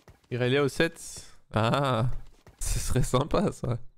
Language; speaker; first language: French; native; French